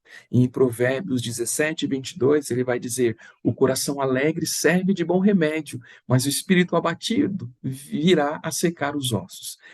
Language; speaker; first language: Portuguese; native; Portuguese